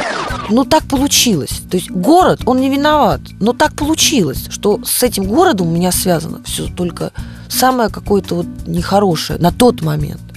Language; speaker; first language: Russian; native; Russian